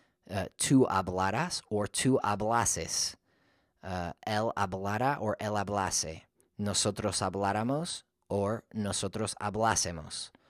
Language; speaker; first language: Spanish; non-native, fluent; English